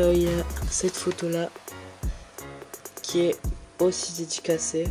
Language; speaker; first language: French; native; French